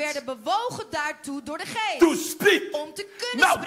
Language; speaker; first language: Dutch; native; Dutch